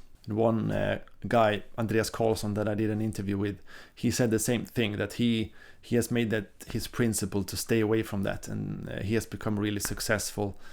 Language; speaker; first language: English; non-native, fluent; Swedish